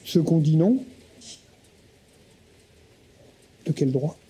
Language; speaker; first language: French; native; French